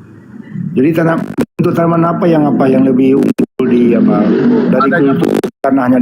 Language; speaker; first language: Indonesian; native; Indonesian